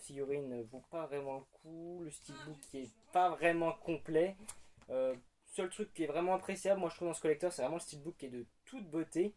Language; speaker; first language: French; native; French